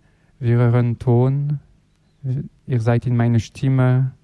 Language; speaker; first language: German; non-native, fluent; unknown